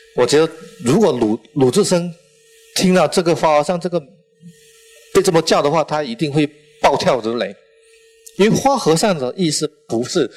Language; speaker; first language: Chinese; non-native, local second language; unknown